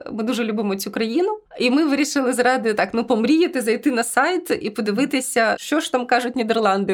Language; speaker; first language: Ukrainian; native; Ukrainian